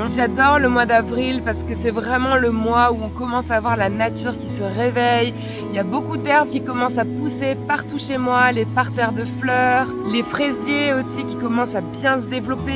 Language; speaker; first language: French; native; French